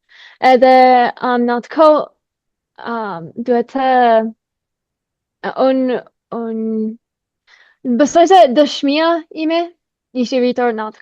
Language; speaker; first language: Albanian; non-native, fluent; English